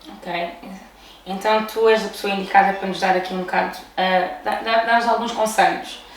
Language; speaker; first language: Portuguese; early bilingual, other home language; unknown